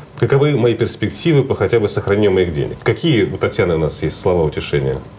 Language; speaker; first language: Russian; native; Russian